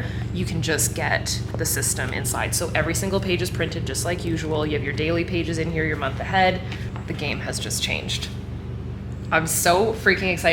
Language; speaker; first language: English; native; English